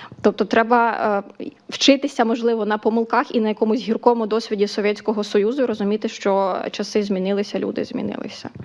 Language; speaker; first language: Ukrainian; native; Ukrainian